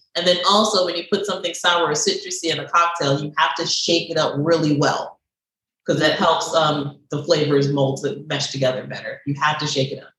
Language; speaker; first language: English; native; English